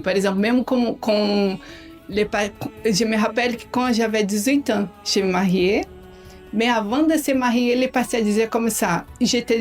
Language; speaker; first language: French; non-native, learner; Portuguese